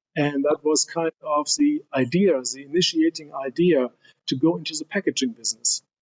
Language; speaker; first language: English; non-native, fluent; German